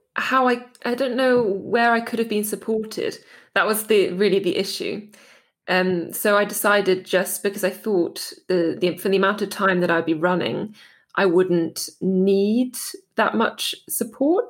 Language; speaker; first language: English; native; English